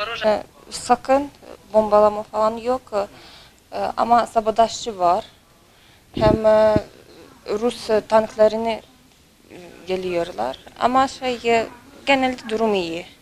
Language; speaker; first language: Turkish; non-native, fluent; Ukrainian